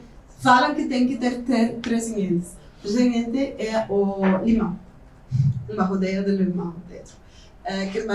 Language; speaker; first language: Portuguese; non-native, fluent; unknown